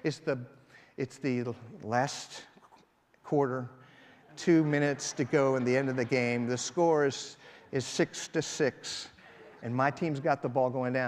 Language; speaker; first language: English; native; English